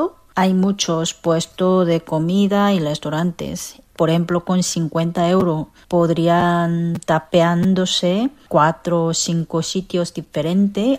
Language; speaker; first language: Spanish; non-native, fluent; Korean